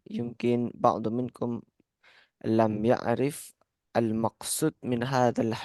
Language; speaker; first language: Arabic; non-native, fluent; Indonesian